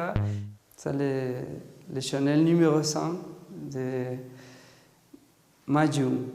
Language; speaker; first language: French; non-native, fluent; Spanish